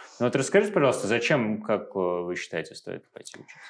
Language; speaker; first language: Russian; native; Russian